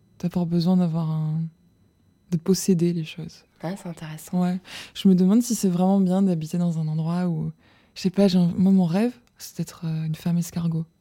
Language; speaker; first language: French; native; French